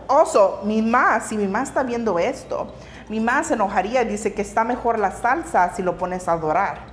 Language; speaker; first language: Spanish; early bilingual, heritage; Spanish